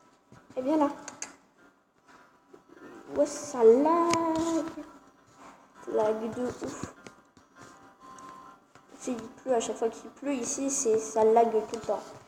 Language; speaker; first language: French; native; French